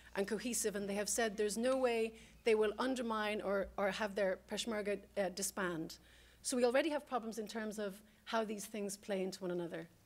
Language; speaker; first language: English; native; English